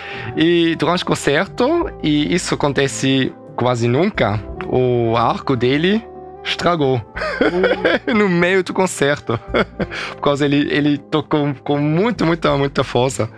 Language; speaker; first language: Portuguese; early bilingual, heritage; German